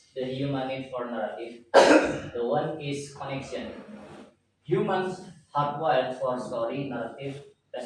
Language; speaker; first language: English; non-native, learner; Indonesian